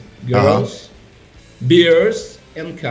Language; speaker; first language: English; non-native, learner; Portuguese